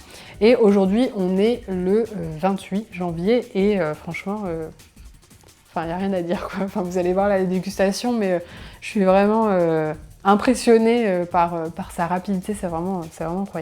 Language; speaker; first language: French; native; French